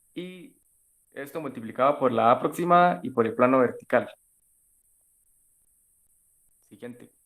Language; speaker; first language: Spanish; native; Spanish